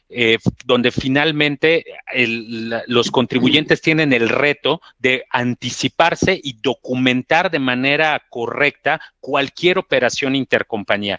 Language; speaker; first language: Spanish; native; Spanish